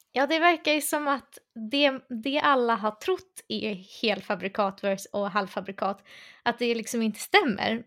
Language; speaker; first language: Swedish; native; Swedish